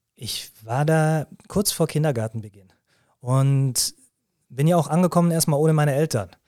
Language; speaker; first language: German; early bilingual, other home language; Arabic